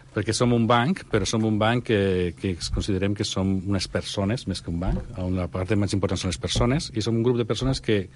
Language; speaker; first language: Catalan; non-native, learner; Italian